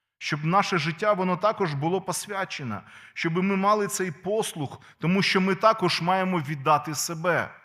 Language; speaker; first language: Ukrainian; non-native, local second language; Russian